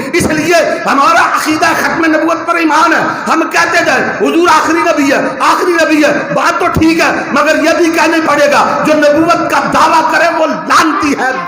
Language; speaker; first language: Urdu; non-native, local second language; Punjabi